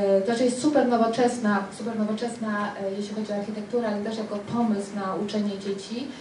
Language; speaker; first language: Polish; early bilingual, heritage; Spanish